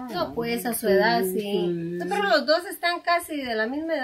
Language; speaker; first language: Spanish; native; Spanish